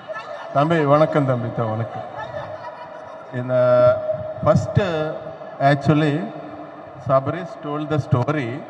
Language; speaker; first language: Tamil; non-native, learner; Telugu